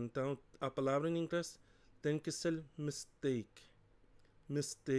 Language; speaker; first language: Portuguese; non-native, fluent; English